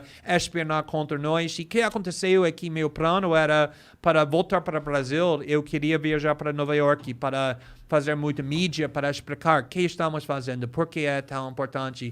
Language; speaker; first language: Portuguese; non-native, fluent; English